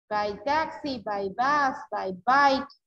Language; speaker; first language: English; non-native, fluent; Spanish